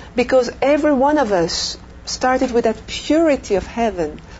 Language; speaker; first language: English; non-native, fluent; French